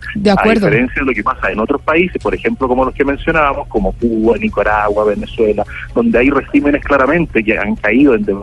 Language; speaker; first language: Spanish; native; Spanish